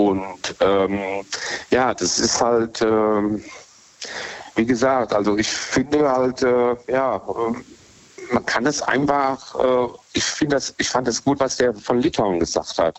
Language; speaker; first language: German; native; German